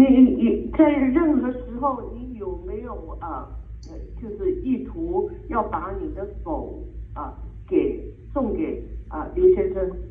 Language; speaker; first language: Chinese; native; Chinese